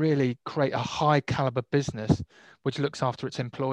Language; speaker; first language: English; native; English